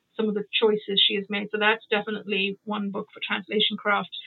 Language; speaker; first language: English; non-native, local second language; Gujarati